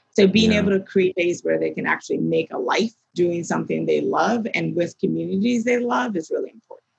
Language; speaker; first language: English; native; English